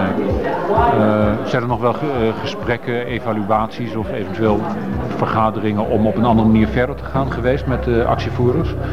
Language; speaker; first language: Dutch; native; Dutch